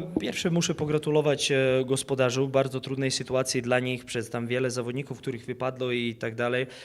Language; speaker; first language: Polish; non-native, fluent; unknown